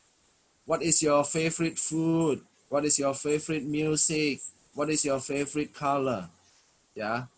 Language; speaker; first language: English; non-native, fluent; Indonesian